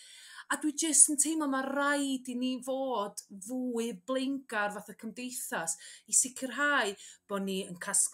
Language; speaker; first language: Welsh; native; Welsh